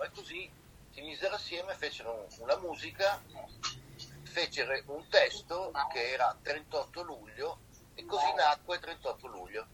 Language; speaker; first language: Italian; native; Italian